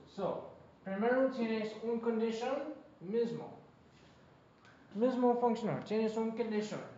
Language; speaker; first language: Spanish; non-native, learner; English